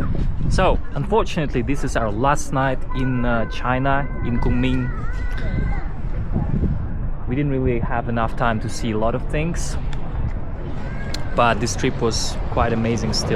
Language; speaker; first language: English; non-native, fluent; Russian